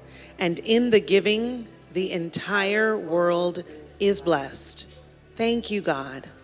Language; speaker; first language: English; native; English